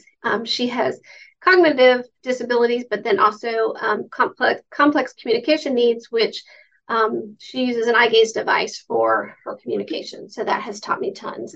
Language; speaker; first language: English; native; English